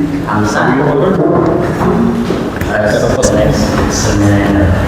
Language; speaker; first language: English; non-native, fluent; Indonesian